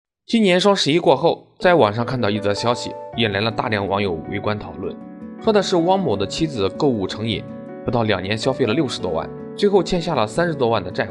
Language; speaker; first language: Chinese; native; Chinese